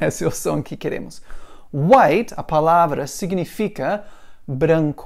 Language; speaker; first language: Portuguese; non-native, fluent; English